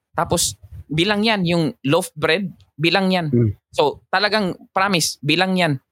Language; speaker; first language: Filipino; non-native, local second language; Cebuano